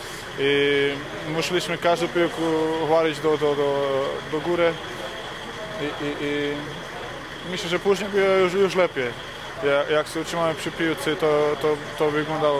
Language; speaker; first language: Polish; non-native, learner; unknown